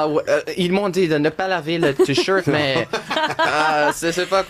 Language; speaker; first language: French; non-native, fluent; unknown